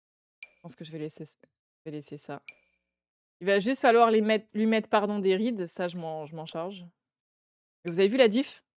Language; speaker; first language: French; native; French